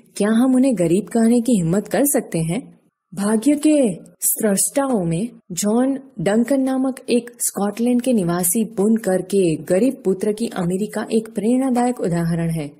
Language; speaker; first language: Hindi; non-native, local second language; Gujarati